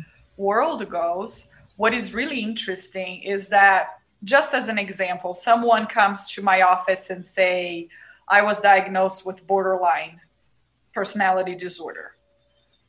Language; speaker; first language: English; non-native, fluent; Portuguese